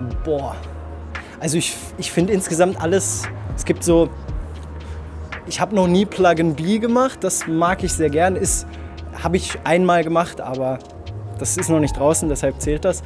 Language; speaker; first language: German; native; German